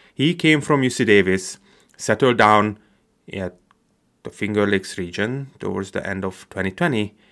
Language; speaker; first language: English; non-native, fluent; Hungarian